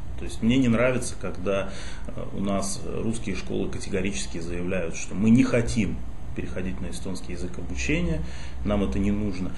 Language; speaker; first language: Russian; native; Russian